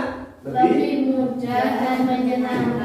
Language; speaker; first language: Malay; non-native, local second language; Javanese